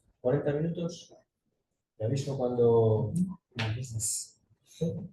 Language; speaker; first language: Spanish; native; Spanish